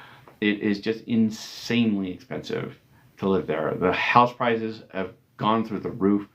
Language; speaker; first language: English; native; English